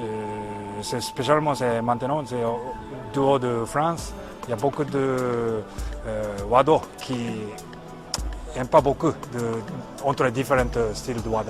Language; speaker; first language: French; non-native, learner; Japanese